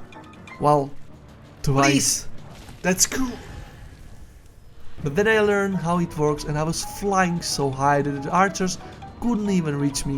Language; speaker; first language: English; non-native, fluent; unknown